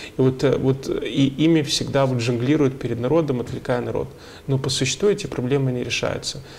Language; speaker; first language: Russian; native; Russian